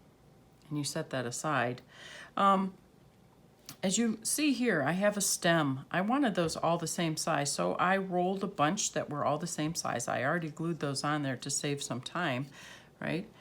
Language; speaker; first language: English; native; English